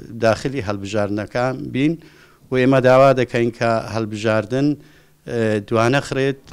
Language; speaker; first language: Central Kurdish; non-native, local second language; Assyrian Neo-Aramaic